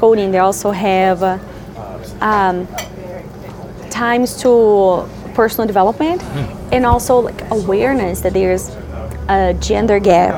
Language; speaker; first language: English; non-native, fluent; Portuguese